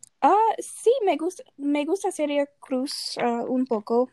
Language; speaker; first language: Spanish; non-native, learner; English